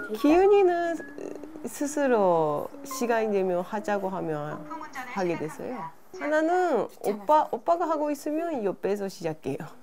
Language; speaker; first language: Korean; non-native, fluent; Japanese